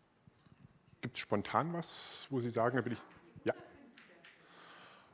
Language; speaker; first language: German; native; German